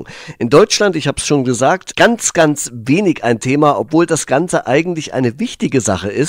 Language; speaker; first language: German; native; German